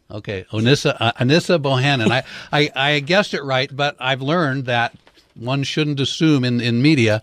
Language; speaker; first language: English; native; English